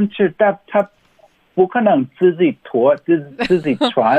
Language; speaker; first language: Chinese; non-native, fluent; English